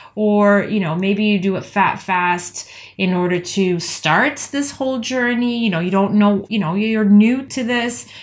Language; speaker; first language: English; native; English